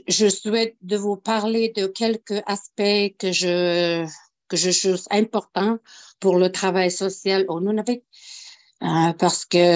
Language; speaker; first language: French; non-native, local second language; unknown